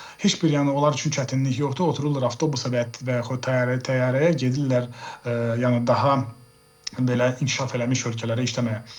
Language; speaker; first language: Azerbaijani; early bilingual, heritage; Azerbaijani